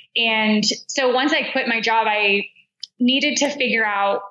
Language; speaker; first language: English; native; English